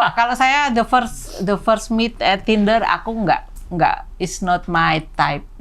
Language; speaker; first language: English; non-native, learner; Indonesian